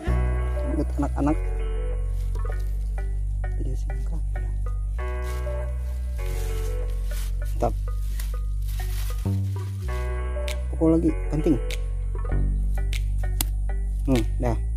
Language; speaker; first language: Indonesian; native; Indonesian